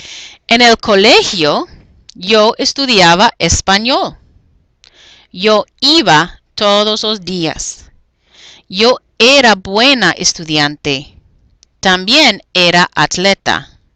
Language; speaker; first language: Spanish; non-native, fluent; English